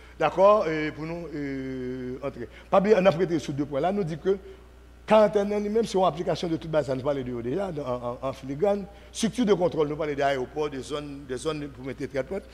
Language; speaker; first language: French; non-native, local second language; Haitian Creole